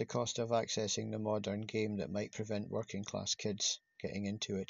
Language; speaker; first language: English; native; English